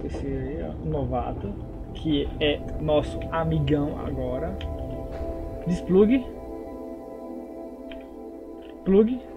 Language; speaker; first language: Portuguese; native; Portuguese